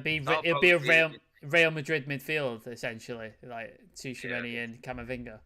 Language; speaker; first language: English; native; English